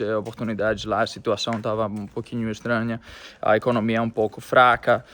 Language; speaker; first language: Portuguese; non-native, fluent; Greek